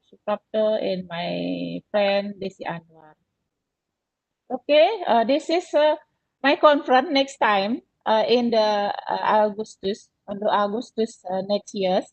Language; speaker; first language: English; non-native, learner; Indonesian